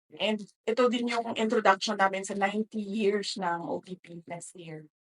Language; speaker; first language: Filipino; non-native, local second language; Cebuano